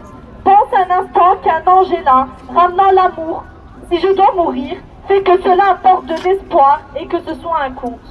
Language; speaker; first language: French; native; French